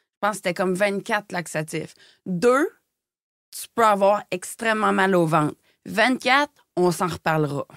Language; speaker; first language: French; native; French